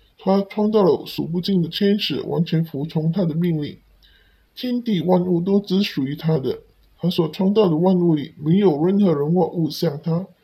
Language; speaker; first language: Chinese; non-native, local second language; Cantonese